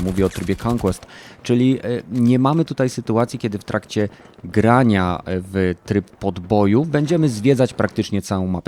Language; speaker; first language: Polish; native; Polish